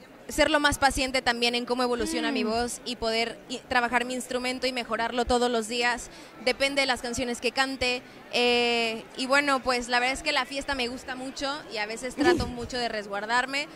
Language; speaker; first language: Spanish; native; Spanish